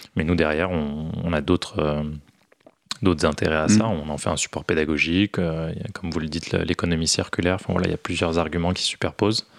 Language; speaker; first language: French; native; French